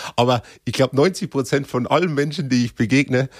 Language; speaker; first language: German; native; German